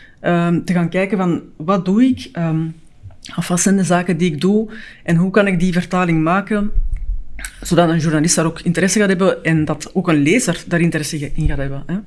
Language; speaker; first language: Dutch; native; Dutch